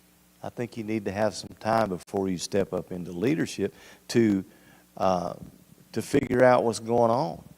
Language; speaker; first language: English; native; English